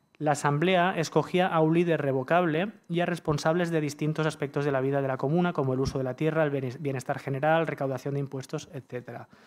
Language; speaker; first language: Spanish; native; Spanish